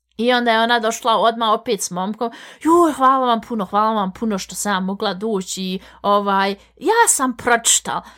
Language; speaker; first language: Bosnian; early bilingual, heritage; Bosnian